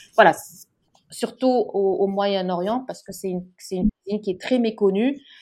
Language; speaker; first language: French; non-native, local second language; Arabic